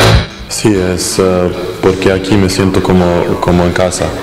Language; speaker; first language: Spanish; non-native, fluent; Serbian